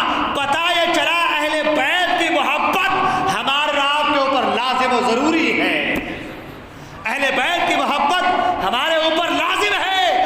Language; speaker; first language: Urdu; native; Urdu